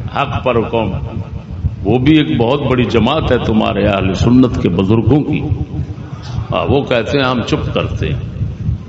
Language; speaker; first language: Urdu; non-native, local second language; Punjabi